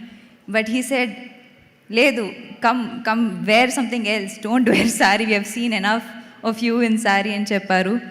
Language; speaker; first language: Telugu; non-native, local second language; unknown